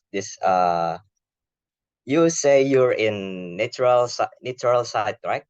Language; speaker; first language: English; non-native, learner; Indonesian